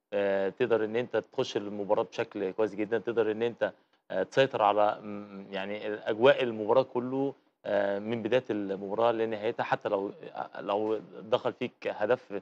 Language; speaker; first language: Arabic; native; Arabic